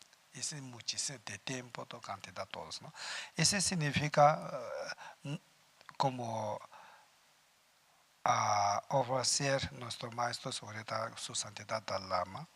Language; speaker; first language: Spanish; non-native, learner; Tibetan